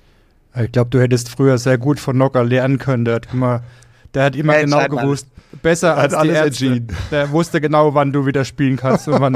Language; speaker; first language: German; native; German